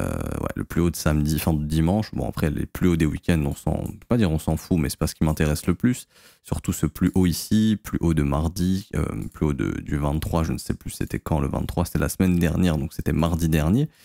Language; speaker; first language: French; native; French